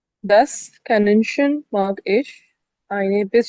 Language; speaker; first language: German; non-native, learner; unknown